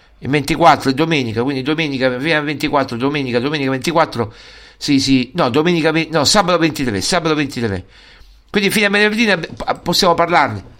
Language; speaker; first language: Italian; native; Italian